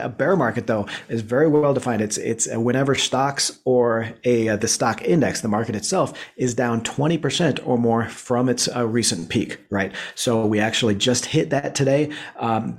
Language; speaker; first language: English; native; English